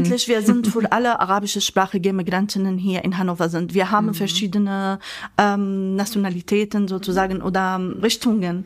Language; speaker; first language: German; non-native, fluent; Arabic